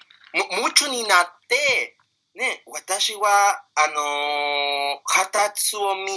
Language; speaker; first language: Japanese; non-native, learner; Spanish